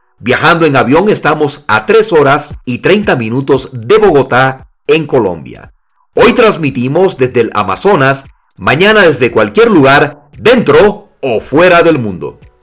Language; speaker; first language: Spanish; native; Spanish